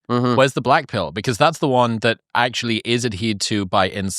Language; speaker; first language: English; native; English